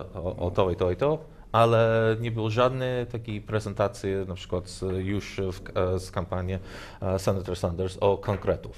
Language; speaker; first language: Polish; non-native, learner; English